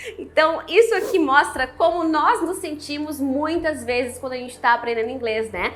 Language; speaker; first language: Portuguese; native; Portuguese